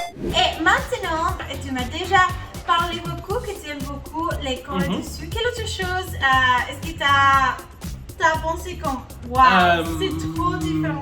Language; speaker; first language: French; non-native, learner; English